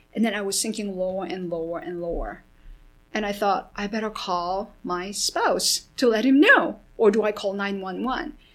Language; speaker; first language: English; early bilingual, other home language; Korean